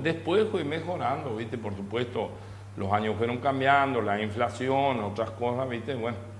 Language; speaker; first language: Spanish; native; Spanish